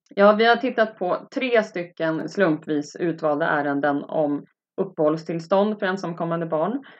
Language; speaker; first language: Swedish; native; Swedish